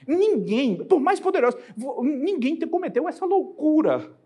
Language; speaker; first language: Portuguese; native; Portuguese